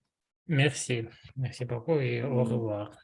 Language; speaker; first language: French; non-native, learner; Russian